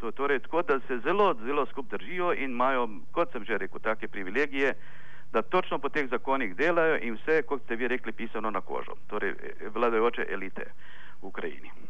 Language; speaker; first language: Slovenian; non-native, fluent; Ukrainian